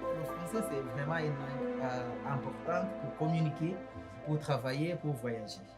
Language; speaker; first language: French; non-native, fluent; Nyankole